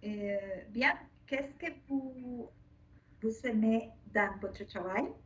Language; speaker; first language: French; non-native, learner; Spanish